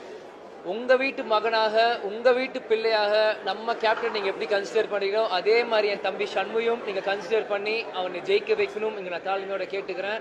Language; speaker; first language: Tamil; native; Tamil